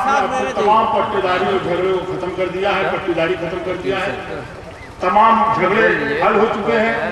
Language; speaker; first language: Hindi; native; Hindi